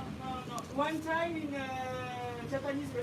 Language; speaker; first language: English; non-native, learner; French